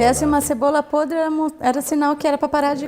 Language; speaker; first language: Portuguese; native; Portuguese